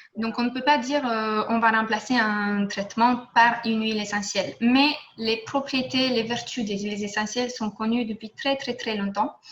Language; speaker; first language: French; non-native, fluent; Romanian